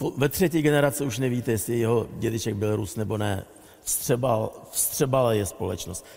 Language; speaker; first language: Czech; non-native, fluent; Russian